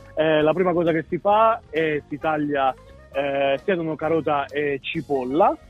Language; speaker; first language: Italian; native; Italian